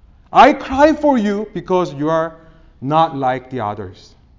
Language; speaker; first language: English; non-native, fluent; Korean